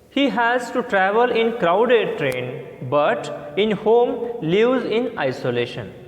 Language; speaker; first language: English; non-native, local second language; Marathi